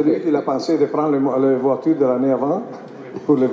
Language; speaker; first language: French; non-native, fluent; Italian